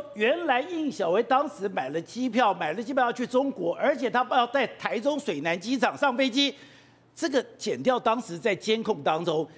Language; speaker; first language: Chinese; native; Chinese